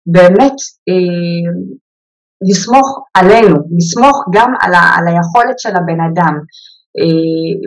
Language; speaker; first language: Hebrew; early bilingual, other home language; Amharic